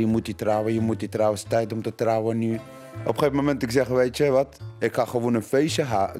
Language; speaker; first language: Dutch; non-native, learner; Arabic